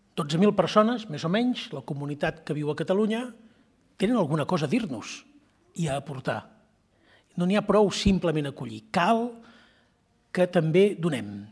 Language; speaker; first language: Catalan; native; Catalan